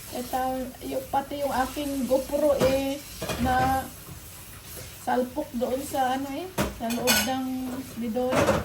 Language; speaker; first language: Filipino; native; Filipino